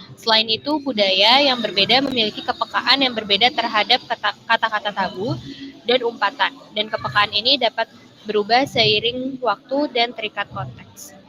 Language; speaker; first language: Indonesian; native; Indonesian